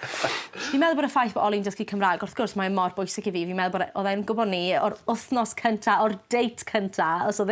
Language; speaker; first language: Welsh; native; Welsh